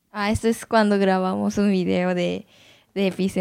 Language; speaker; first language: Spanish; non-native, learner; Japanese